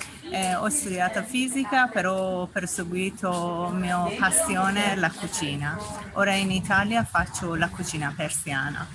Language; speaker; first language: Italian; non-native, fluent; Persian